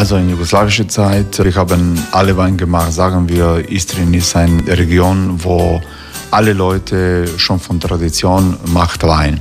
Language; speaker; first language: German; non-native, learner; Croatian